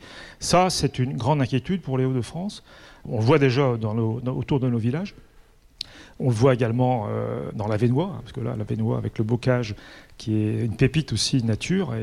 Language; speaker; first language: French; native; French